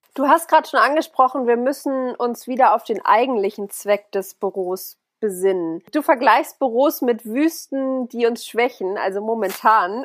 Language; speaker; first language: German; native; German